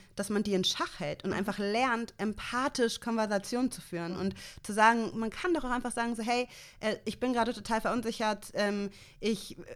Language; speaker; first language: German; native; German